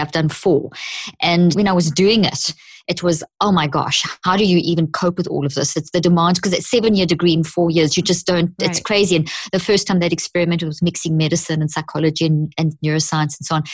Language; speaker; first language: English; native; English